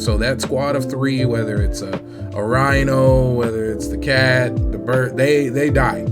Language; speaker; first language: English; native; English